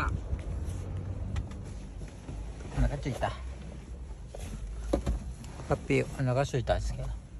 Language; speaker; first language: Japanese; native; Japanese